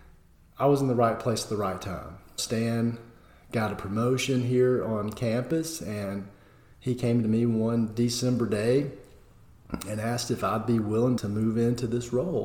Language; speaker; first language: English; native; English